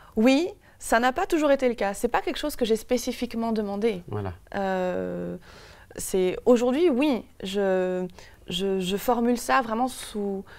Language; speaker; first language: French; native; French